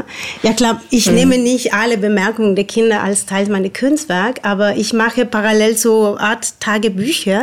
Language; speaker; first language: German; non-native, fluent; Spanish